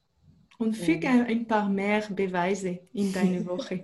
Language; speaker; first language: German; non-native, fluent; French